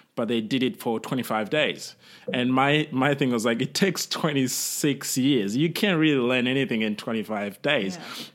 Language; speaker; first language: English; non-native, local second language; Kinyarwanda